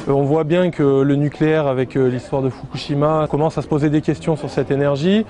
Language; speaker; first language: French; native; French